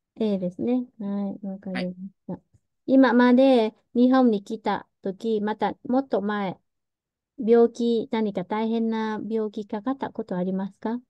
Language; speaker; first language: Japanese; non-native, fluent; Vietnamese